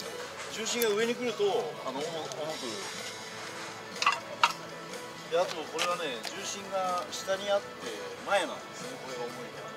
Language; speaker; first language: Japanese; native; Japanese